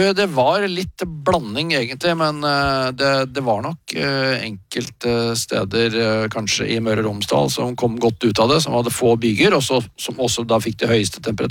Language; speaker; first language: Norwegian; native; Norwegian